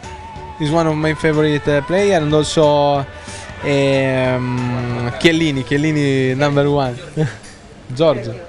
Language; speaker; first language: English; non-native, learner; Italian